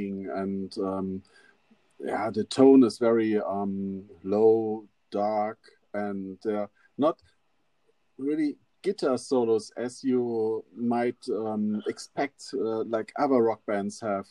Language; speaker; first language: English; non-native, fluent; German